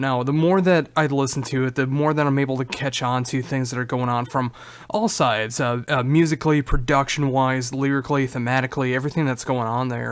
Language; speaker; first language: English; native; English